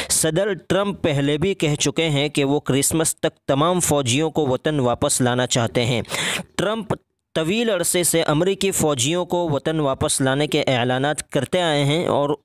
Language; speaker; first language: Urdu; native; Urdu